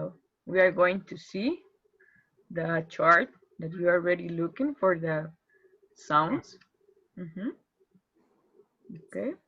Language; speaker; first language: English; non-native, fluent; Spanish